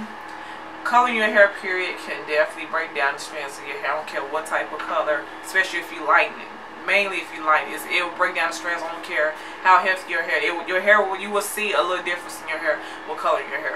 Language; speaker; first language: English; native; English